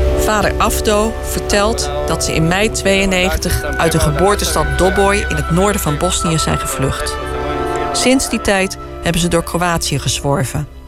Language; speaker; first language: Dutch; native; Dutch